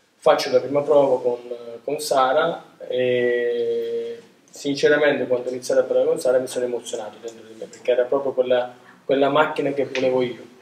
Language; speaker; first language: Italian; native; Italian